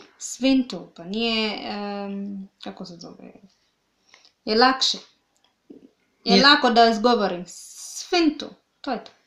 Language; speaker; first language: Serbian; non-native, learner; Swahili